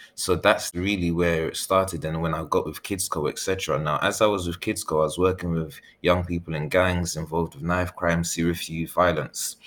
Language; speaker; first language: English; native; English